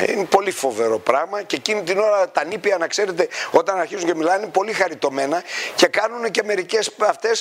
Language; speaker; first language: Greek; native; Greek